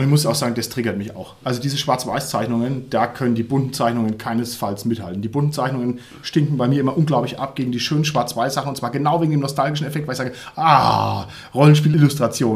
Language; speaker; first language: German; native; German